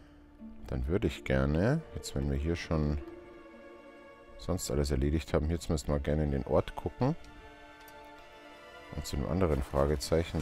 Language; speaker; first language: German; native; German